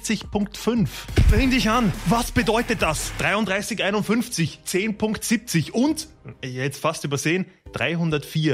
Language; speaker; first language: German; native; German